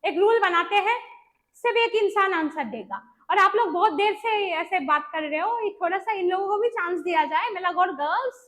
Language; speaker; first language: Hindi; non-native, local second language; Bangla